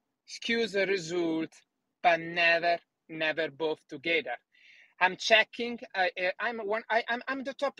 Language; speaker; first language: English; non-native, learner; Italian